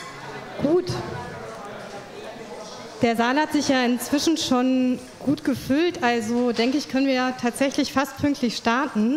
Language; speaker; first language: German; native; German